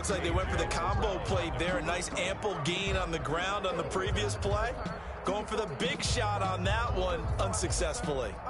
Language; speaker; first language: English; native; English